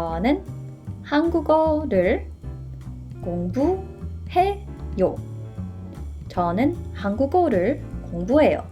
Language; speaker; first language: Korean; non-native, fluent; English